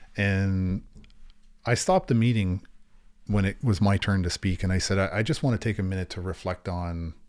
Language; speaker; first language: English; native; English